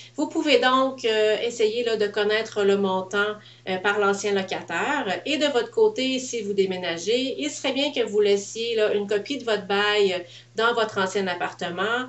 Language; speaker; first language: French; native; French